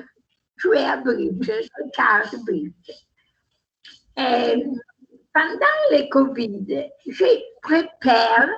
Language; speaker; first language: French; non-native, learner; Italian